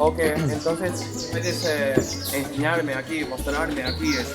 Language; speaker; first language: Spanish; non-native, learner; Japanese